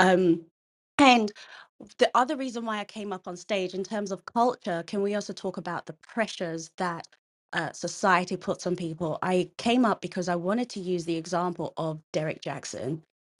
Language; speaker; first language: English; non-native, local second language; Kikuyu